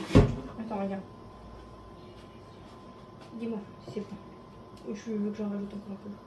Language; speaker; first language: French; native; French